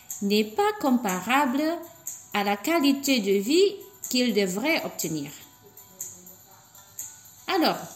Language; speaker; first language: French; non-native, fluent; Indonesian